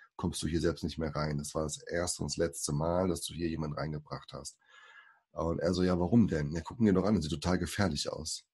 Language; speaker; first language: German; early bilingual, other home language; Portuguese